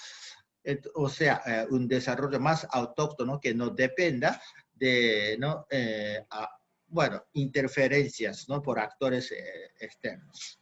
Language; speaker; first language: Spanish; non-native, fluent; Japanese